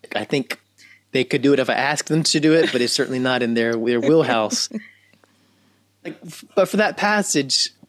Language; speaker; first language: English; native; English